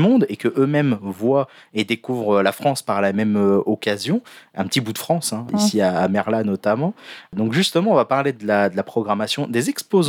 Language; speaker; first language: French; native; French